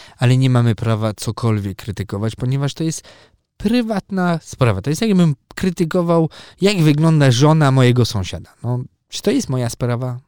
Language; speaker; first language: Polish; early bilingual, heritage; Polish